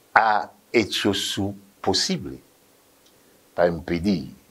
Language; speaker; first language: Spanish; non-native, fluent; Haitian Creole